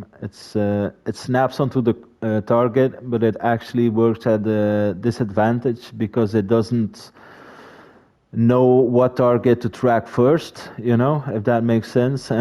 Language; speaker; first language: English; non-native, fluent; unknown